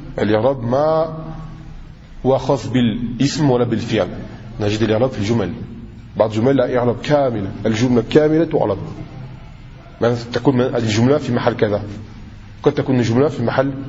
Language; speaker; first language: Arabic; non-native, fluent; French